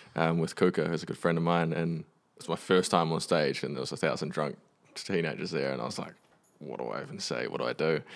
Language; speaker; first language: English; native; English